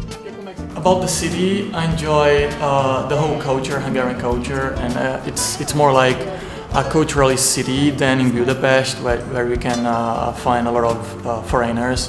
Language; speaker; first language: English; non-native, fluent; Portuguese